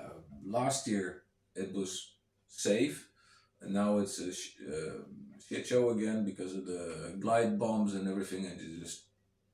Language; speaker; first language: English; non-native, fluent; Dutch